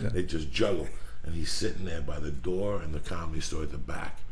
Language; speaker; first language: English; native; English